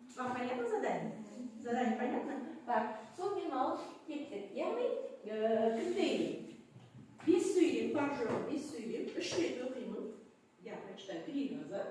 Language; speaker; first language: Russian; non-native, local second language; Kazakh